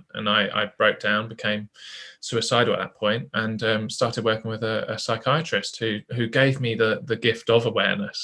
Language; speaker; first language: English; native; English